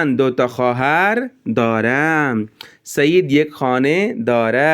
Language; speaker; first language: Persian; non-native, fluent; Urdu